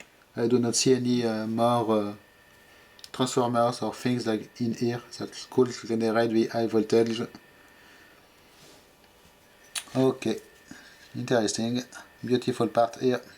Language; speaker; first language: English; non-native, fluent; French